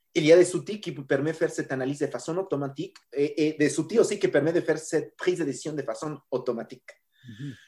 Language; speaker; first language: French; non-native, fluent; Spanish